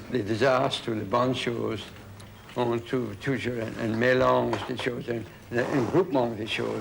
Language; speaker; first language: French; non-native, fluent; English